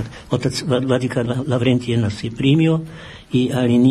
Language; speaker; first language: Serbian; non-native, fluent; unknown